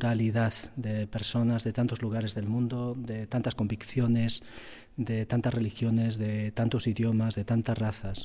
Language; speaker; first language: Spanish; native; Spanish